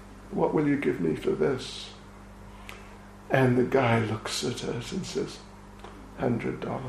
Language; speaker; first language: English; native; English